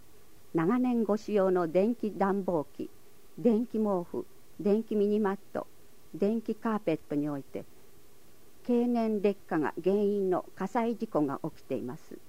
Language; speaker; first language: Japanese; native; Japanese